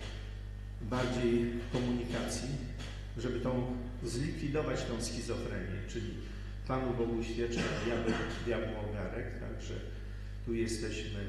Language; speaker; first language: Polish; native; Polish